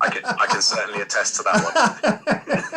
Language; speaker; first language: English; native; English